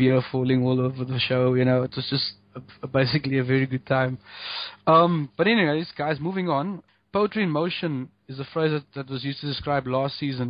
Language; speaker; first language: English; native; English